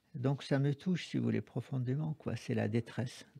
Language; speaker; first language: French; non-native, fluent; Arabic